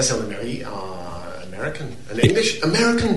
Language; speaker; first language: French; non-native, fluent; English